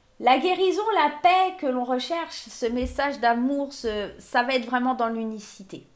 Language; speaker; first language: French; native; French